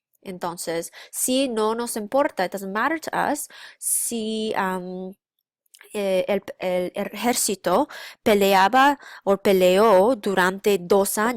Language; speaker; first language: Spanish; non-native, fluent; English